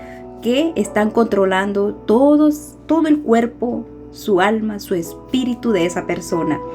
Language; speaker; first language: Spanish; native; Spanish